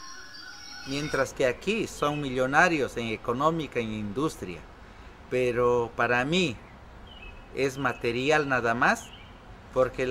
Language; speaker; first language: Spanish; non-native, local second language; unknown